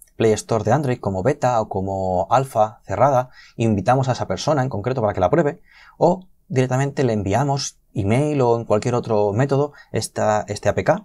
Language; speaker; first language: Spanish; native; Spanish